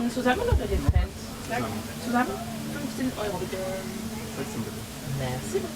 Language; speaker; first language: German; non-native, learner; French